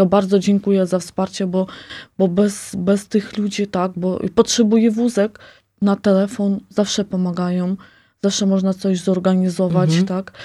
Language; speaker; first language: Polish; non-native, fluent; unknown